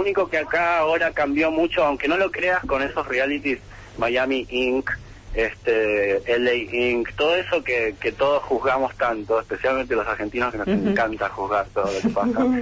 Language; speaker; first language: Spanish; native; Spanish